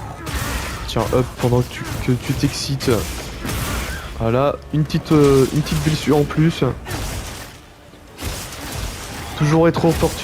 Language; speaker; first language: French; native; French